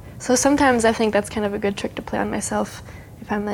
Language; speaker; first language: English; early bilingual, other home language; Spanish